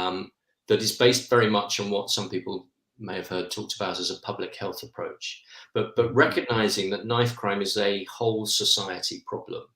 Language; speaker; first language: English; native; English